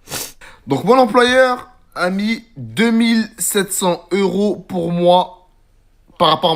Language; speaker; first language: French; native; French